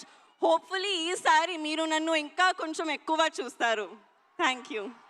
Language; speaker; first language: Telugu; non-native, learner; Hindi